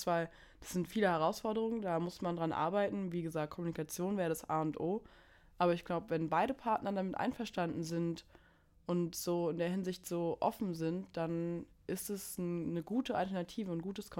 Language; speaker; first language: German; native; German